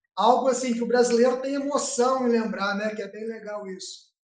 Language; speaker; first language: Portuguese; native; Portuguese